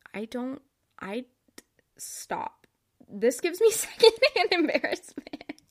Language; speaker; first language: English; native; English